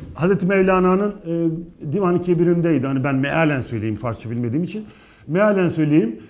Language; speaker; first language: Turkish; native; Turkish